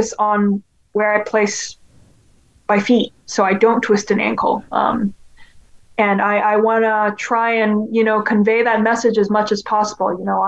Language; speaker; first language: English; non-native, local second language; Cantonese